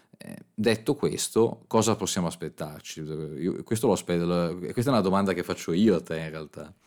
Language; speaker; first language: Italian; native; Italian